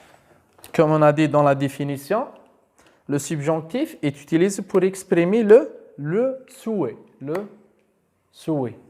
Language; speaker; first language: French; non-native, local second language; Arabic